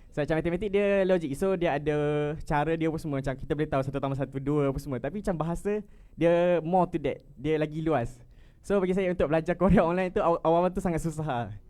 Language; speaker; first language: Malay; native; Malay